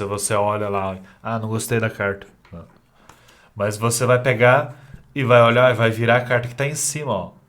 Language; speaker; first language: Portuguese; native; Portuguese